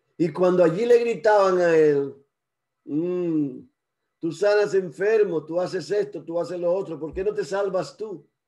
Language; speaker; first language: Spanish; early bilingual, heritage; Spanish